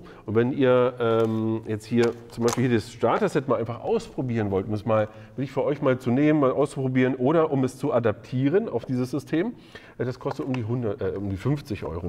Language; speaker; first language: German; native; German